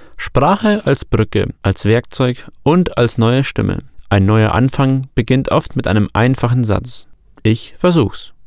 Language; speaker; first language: German; native; German